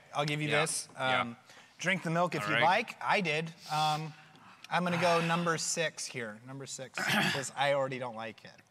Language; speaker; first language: English; native; English